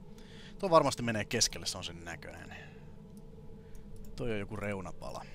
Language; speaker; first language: Finnish; native; Finnish